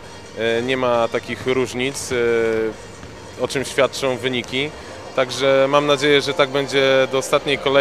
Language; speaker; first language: Polish; native; Polish